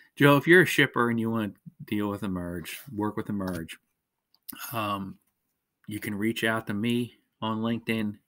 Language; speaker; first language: English; native; English